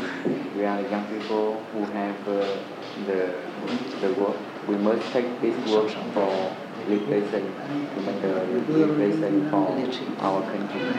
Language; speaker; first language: English; non-native, learner; Vietnamese